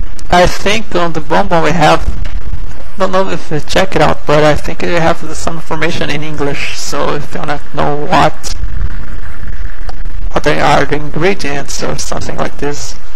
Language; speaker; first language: English; non-native, fluent; Portuguese